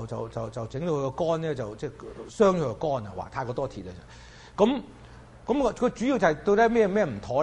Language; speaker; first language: Chinese; native; Chinese